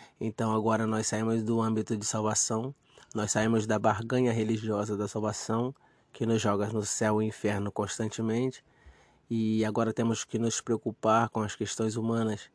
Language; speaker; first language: Portuguese; native; Portuguese